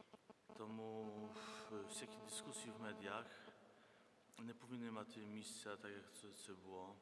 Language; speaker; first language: Ukrainian; non-native, fluent; Polish